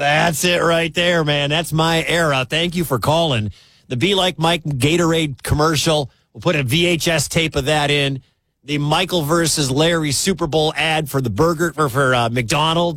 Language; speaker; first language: English; native; English